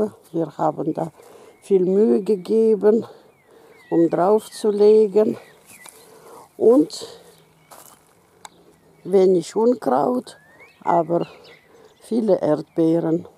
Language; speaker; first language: German; non-native, local second language; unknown